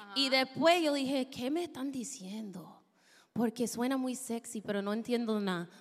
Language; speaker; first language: Spanish; non-native, fluent; English